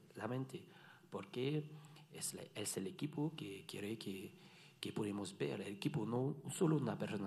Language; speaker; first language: Spanish; non-native, learner; French